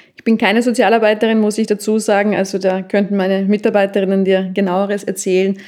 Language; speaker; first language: German; native; German